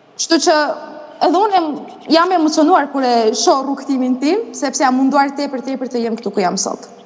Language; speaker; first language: Albanian; early bilingual, heritage; Albanian